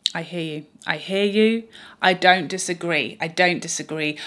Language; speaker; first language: English; native; English